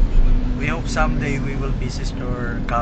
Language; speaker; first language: English; non-native, local second language; Filipino